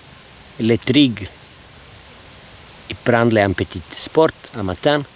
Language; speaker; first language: French; non-native, learner; Serbian